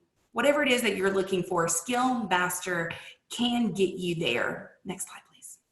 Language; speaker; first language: English; native; English